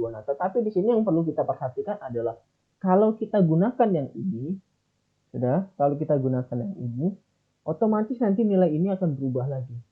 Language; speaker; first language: Indonesian; native; Indonesian